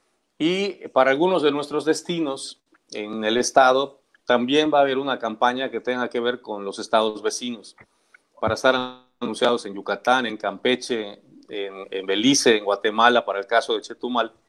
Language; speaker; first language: Spanish; native; Spanish